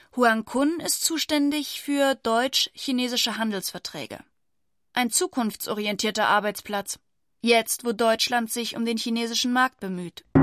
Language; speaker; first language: German; native; German